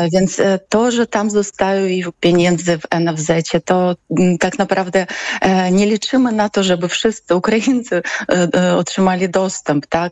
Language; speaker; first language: Polish; non-native, fluent; Ukrainian